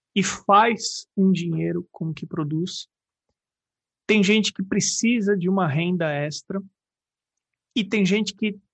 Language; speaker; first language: Portuguese; native; Portuguese